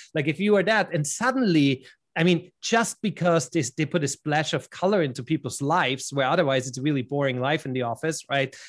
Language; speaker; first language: English; non-native, fluent; German